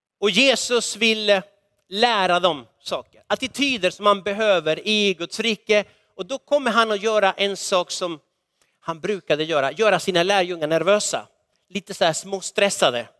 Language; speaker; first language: Swedish; non-native, fluent; Spanish